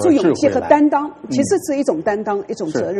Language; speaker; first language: Chinese; native; Chinese